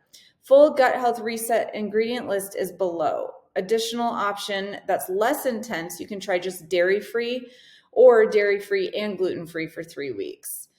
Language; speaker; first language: English; native; English